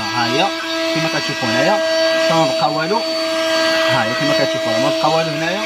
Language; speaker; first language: Arabic; native; Arabic